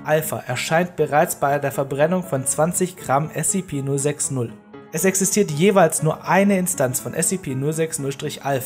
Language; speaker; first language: German; native; German